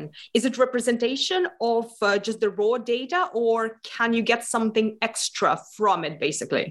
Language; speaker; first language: English; non-native, fluent; Lithuanian